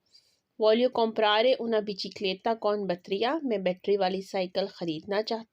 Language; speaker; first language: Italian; non-native, fluent; Urdu